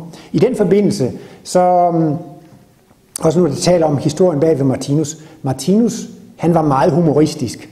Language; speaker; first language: Danish; native; Danish